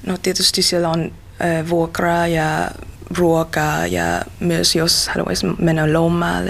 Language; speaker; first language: Finnish; non-native, learner; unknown